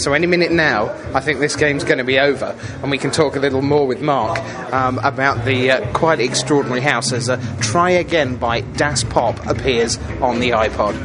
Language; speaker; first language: English; native; English